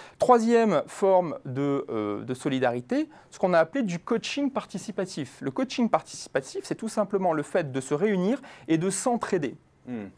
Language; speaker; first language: French; native; French